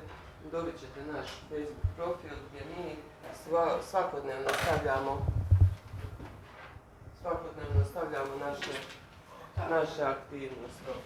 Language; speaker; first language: Bosnian; native; Bosnian